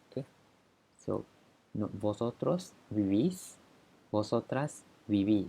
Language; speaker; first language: Spanish; non-native, fluent; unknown